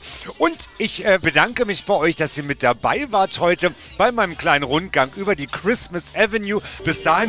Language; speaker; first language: German; native; German